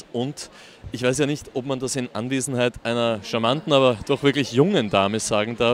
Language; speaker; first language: German; native; German